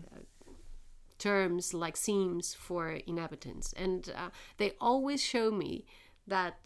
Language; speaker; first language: English; non-native, fluent; Portuguese